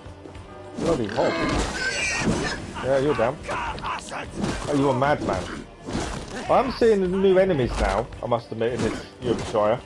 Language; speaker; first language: English; native; English